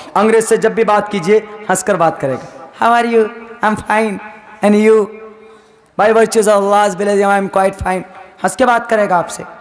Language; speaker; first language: Urdu; native; Urdu